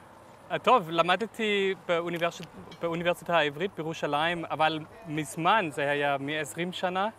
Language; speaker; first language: Hebrew; non-native, fluent; German